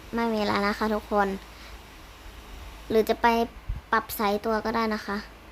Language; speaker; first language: Thai; native; Thai